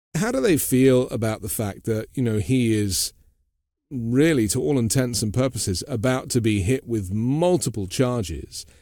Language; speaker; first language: English; native; English